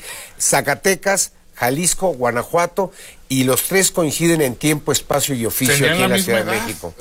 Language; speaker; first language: Spanish; native; Spanish